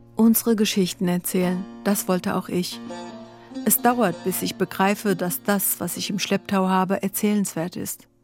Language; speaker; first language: German; early bilingual, other home language; Kurdish